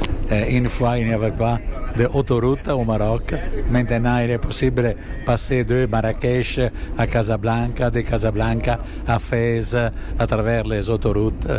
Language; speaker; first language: French; non-native, learner; Italian